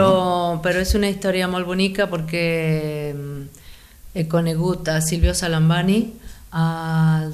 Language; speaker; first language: Catalan; non-native, fluent; Spanish